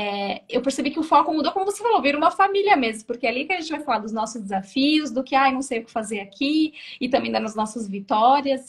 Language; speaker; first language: Portuguese; native; Portuguese